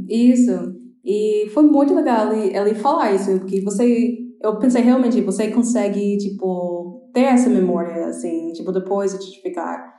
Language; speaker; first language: Portuguese; non-native, fluent; English